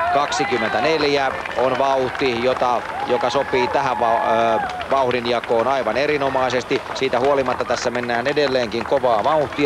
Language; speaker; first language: Finnish; native; Finnish